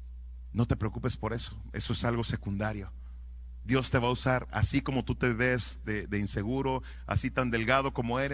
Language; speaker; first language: Spanish; native; Spanish